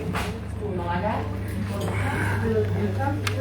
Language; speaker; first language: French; non-native, fluent; Portuguese